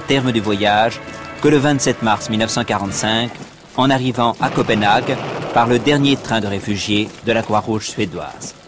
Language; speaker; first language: French; native; French